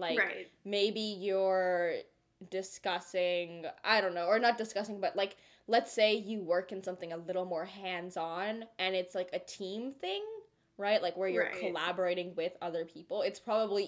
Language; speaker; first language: English; early bilingual, other home language; Telugu